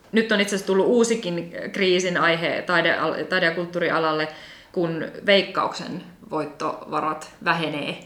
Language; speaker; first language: Finnish; native; Finnish